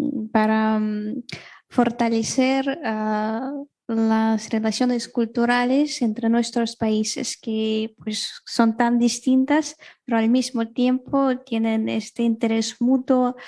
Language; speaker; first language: Spanish; non-native, fluent; Russian